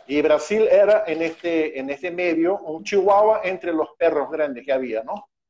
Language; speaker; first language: Spanish; non-native, fluent; Portuguese